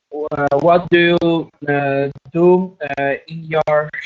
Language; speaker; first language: English; non-native, learner; Armenian